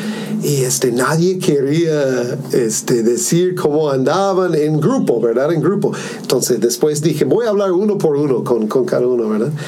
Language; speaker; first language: Spanish; non-native, fluent; English